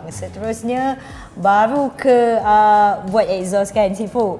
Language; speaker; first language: Malay; native; Malay